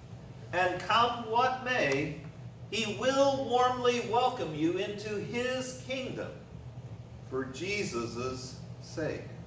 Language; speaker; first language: English; native; English